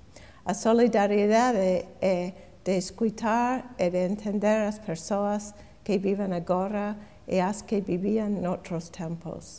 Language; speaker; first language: Galician; non-native, fluent; English